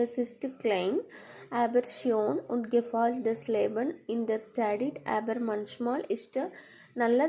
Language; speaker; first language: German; non-native, learner; Malayalam